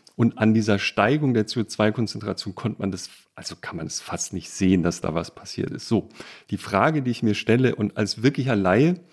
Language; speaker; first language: German; native; German